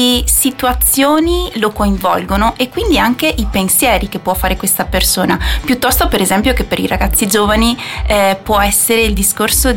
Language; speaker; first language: Italian; native; Italian